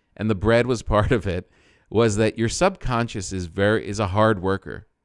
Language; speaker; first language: English; native; English